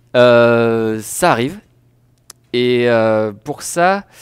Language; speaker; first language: French; native; French